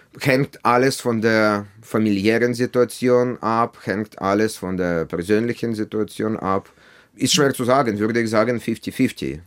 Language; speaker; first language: German; non-native, fluent; Ukrainian